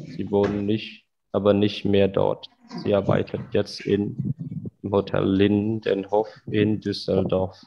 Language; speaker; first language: German; non-native, fluent; Khmer